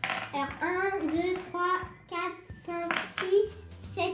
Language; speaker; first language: French; native; French